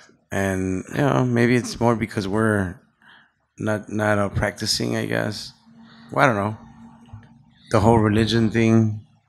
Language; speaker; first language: English; early bilingual, other home language; Spanish